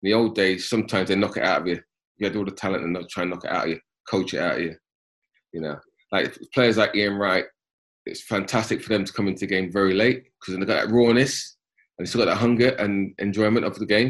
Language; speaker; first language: English; native; English